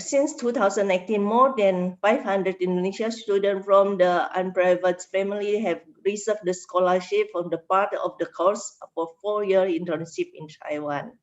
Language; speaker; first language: English; non-native, learner; Indonesian